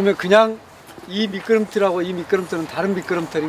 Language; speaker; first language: Korean; native; Korean